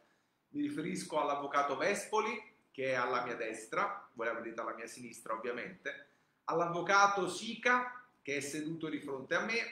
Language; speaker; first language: Italian; native; Italian